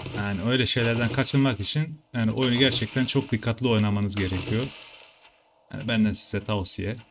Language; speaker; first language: Turkish; early bilingual, heritage; Turkish